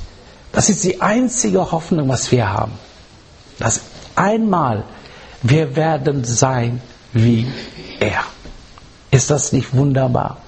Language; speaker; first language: German; non-native, fluent; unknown